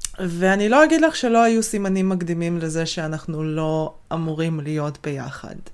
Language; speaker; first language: Hebrew; native; Hebrew